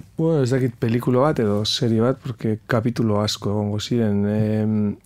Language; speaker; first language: Basque; non-native, local second language; Spanish